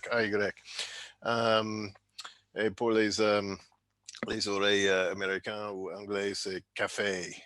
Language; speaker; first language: French; non-native, fluent; English